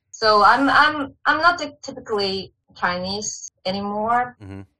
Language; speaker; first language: English; non-native, fluent; Chinese